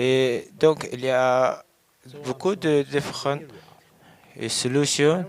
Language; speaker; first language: French; non-native, learner; Arabic